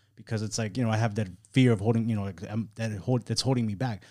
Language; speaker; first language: English; non-native, fluent; German